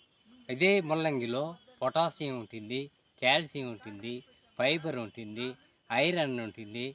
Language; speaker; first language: Telugu; native; Telugu